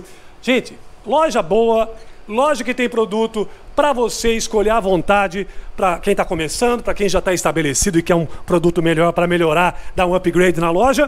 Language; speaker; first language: Portuguese; native; Portuguese